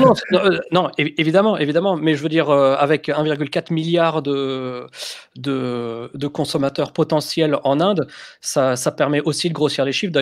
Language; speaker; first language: French; native; French